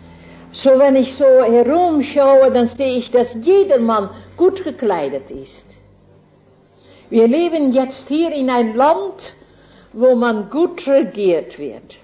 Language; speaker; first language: German; non-native, fluent; Dutch